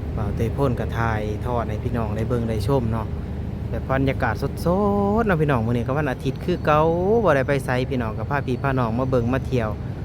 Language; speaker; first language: Thai; native; Thai